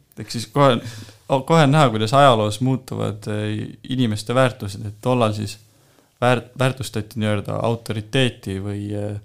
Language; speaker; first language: Estonian; native; Estonian